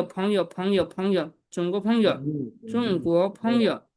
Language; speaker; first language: Chinese; non-native, fluent; Bangla